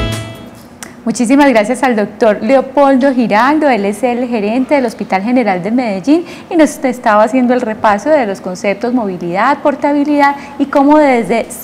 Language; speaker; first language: Spanish; native; Spanish